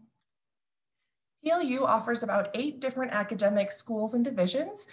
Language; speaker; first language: English; native; English